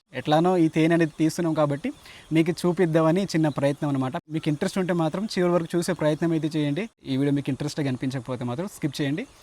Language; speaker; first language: Telugu; non-native, local second language; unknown